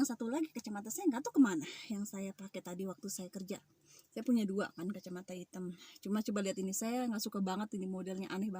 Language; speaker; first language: Indonesian; native; Indonesian